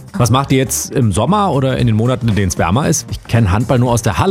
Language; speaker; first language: German; native; German